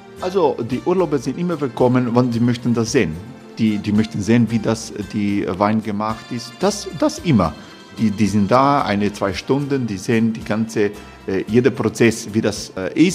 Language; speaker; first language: German; non-native, learner; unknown